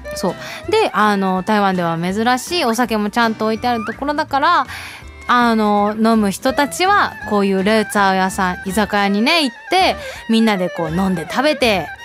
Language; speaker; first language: Japanese; early bilingual, heritage; Japanese